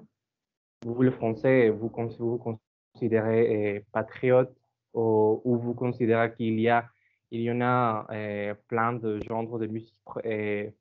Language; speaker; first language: French; non-native, learner; Spanish